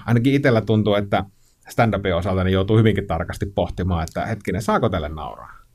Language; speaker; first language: Finnish; native; Finnish